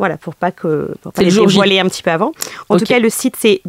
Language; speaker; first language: French; native; French